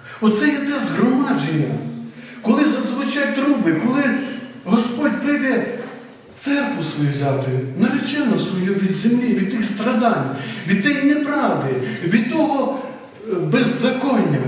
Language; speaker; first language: Ukrainian; native; Ukrainian